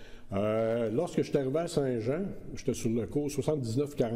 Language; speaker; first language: French; native; French